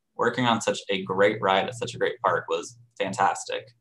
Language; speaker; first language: English; native; English